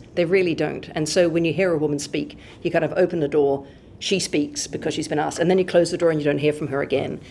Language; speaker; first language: English; native; English